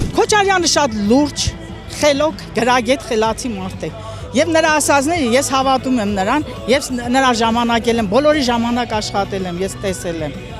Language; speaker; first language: Armenian; native; Armenian